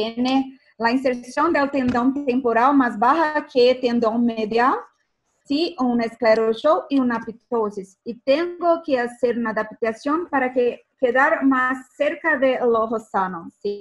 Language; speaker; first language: Spanish; non-native, fluent; Portuguese